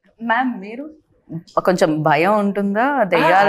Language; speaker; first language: Telugu; native; Telugu